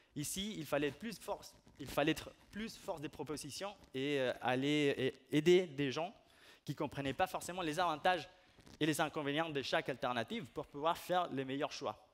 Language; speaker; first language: French; non-native, fluent; Spanish